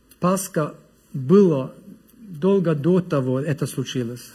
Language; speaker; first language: Russian; non-native, learner; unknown